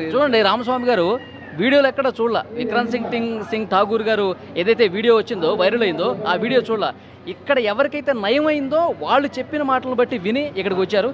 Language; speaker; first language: Telugu; native; Telugu